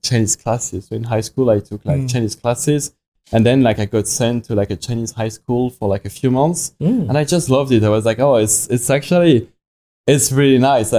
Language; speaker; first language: English; non-native, fluent; French